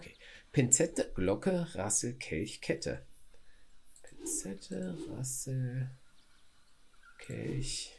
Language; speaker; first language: German; native; German